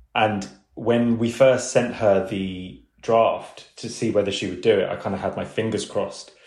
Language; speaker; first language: English; early bilingual, other home language; Urdu